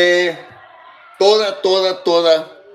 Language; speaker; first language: Spanish; non-native, learner; English